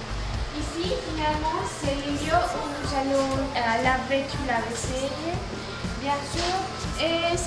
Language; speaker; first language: French; non-native, learner; Spanish